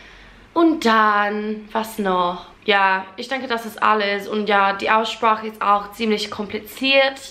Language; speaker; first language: German; non-native, fluent; English